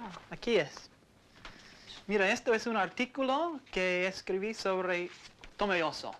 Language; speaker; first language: Spanish; non-native, learner; English